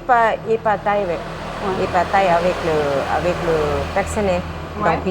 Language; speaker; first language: French; non-native, learner; Thai